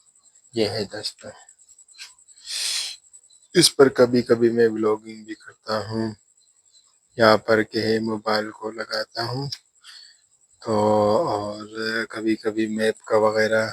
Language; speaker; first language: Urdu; non-native, local second language; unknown